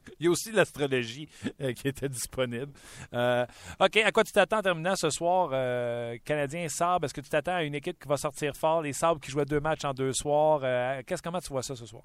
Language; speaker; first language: French; native; French